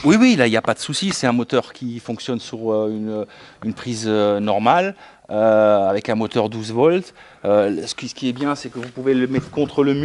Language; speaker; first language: French; native; French